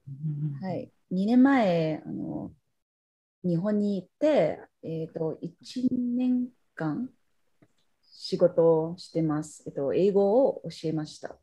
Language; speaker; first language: Japanese; non-native, learner; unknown